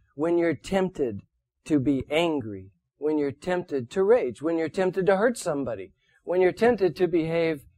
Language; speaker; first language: English; native; English